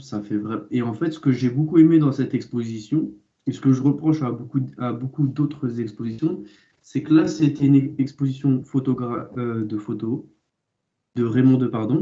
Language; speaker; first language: French; native; French